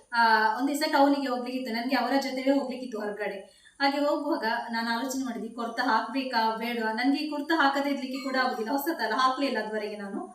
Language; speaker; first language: Kannada; native; Kannada